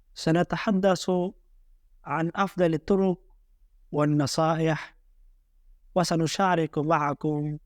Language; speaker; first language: Arabic; non-native, fluent; Urdu